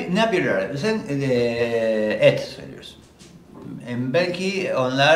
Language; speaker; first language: Turkish; non-native, learner; Spanish